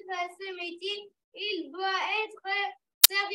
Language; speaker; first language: French; non-native, learner; Arabic